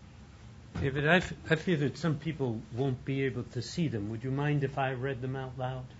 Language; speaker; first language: English; native; English